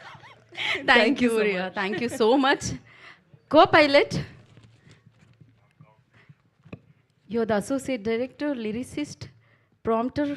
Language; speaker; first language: Telugu; native; Telugu